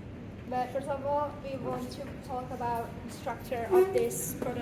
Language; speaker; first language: English; non-native, learner; Indonesian